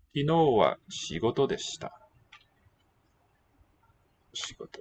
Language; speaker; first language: Japanese; non-native, learner; English